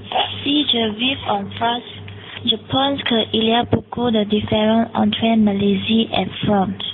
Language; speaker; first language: French; non-native, learner; Malay